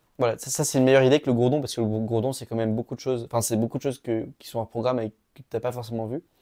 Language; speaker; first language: French; native; French